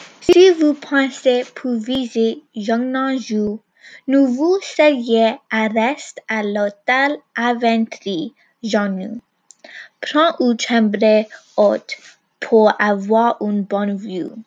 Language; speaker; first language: French; non-native, learner; English